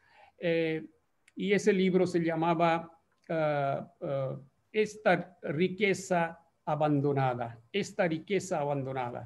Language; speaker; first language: Spanish; non-native, fluent; Bangla